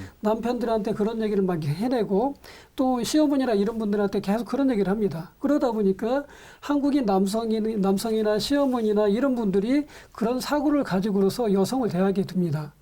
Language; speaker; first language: Korean; native; Korean